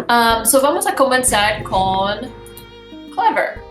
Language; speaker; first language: Spanish; non-native, fluent; English